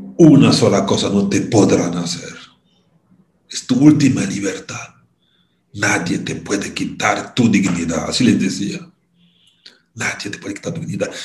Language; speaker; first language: Spanish; non-native, fluent; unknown